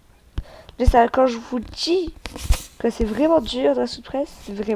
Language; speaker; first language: French; native; French